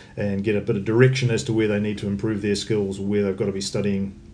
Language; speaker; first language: English; native; English